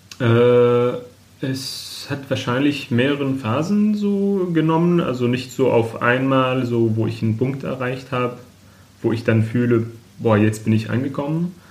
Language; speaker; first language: German; non-native, fluent; Arabic